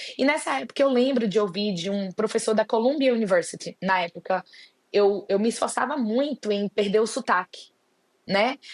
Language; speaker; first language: Portuguese; native; Portuguese